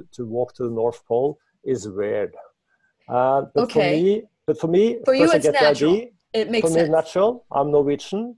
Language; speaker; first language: English; non-native, fluent; Norwegian